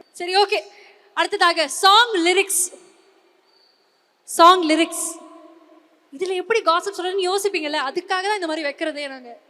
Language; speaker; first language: Tamil; native; Tamil